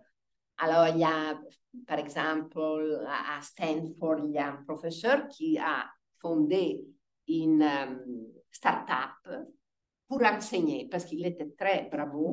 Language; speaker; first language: French; non-native, fluent; Italian